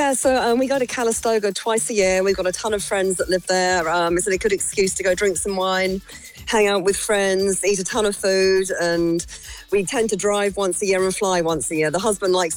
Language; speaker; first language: English; native; English